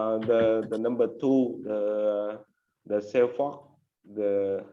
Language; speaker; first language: English; non-native, learner; Vietnamese